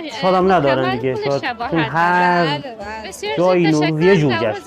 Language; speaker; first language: Persian; native; Persian